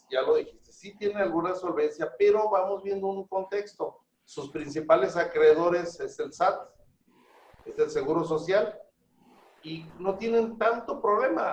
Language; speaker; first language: Spanish; native; Spanish